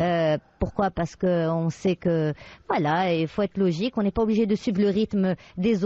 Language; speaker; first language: French; non-native, local second language; Arabic